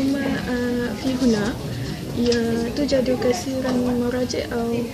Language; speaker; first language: Arabic; non-native, learner; Malay